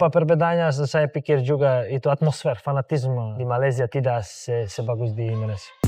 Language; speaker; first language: Indonesian; non-native, fluent; Serbian